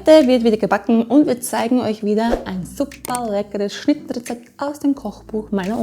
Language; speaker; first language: German; native; German